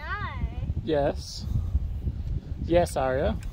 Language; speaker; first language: English; native; English